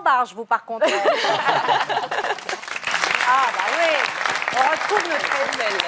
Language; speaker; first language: French; native; French